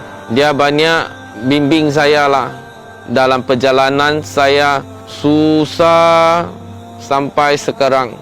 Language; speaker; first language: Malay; non-native, local second language; Chinese